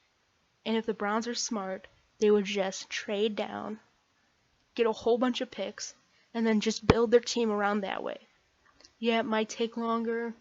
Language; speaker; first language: English; native; English